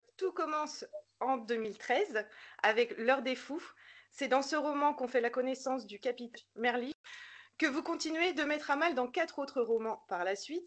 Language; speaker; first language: French; native; French